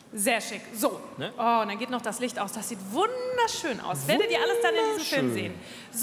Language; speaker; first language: German; native; German